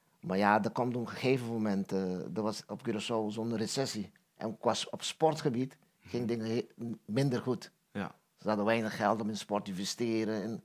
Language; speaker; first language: Dutch; non-native, local second language; Papiamento